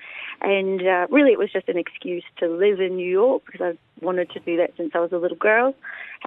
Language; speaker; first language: English; native; English